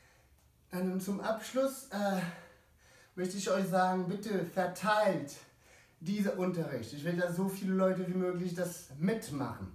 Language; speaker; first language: German; non-native, fluent; French